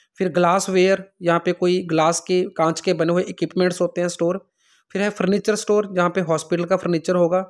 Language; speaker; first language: Hindi; non-native, local second language; Punjabi